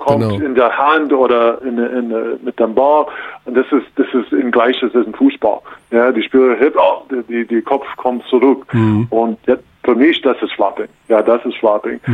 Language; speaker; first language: German; non-native, learner; English